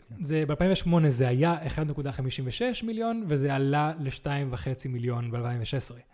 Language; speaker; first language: Hebrew; early bilingual, other home language; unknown